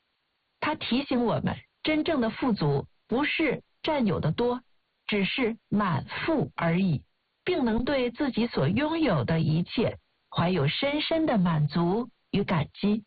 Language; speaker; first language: Chinese; native; Chinese